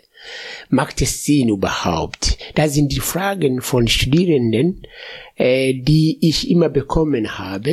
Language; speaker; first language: German; non-native, fluent; Swahili